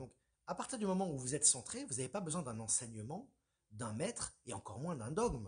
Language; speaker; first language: French; native; French